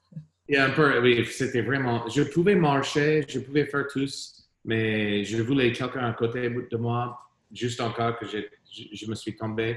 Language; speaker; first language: French; non-native, learner; English